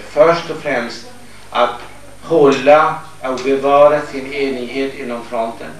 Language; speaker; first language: Swedish; non-native, fluent; Kurdish